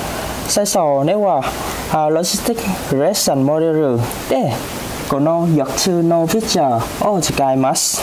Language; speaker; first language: Japanese; non-native, learner; Vietnamese